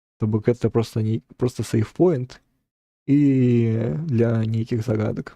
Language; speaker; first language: Belarusian; non-native, local second language; Russian